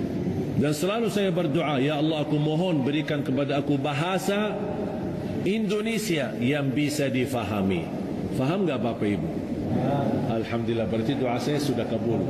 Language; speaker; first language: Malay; non-native, fluent; Arabic